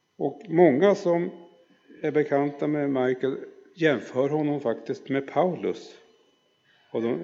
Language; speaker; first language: Swedish; native; Swedish